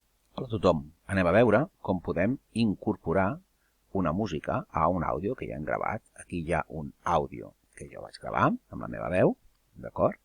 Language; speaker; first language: Catalan; native; Catalan